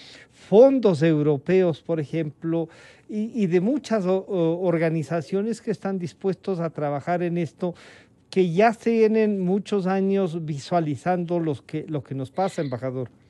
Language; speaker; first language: Spanish; native; Spanish